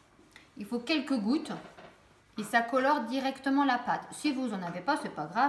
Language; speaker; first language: French; native; French